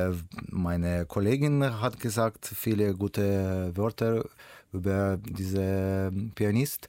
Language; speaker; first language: German; non-native, learner; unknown